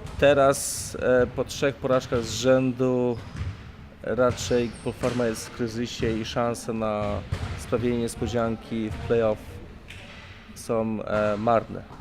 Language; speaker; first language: Polish; native; Polish